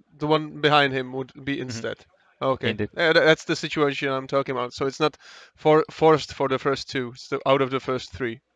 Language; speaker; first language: English; non-native, fluent; Czech